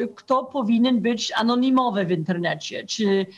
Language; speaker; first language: Polish; non-native, fluent; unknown